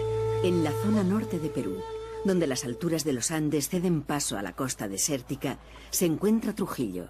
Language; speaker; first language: Spanish; native; Spanish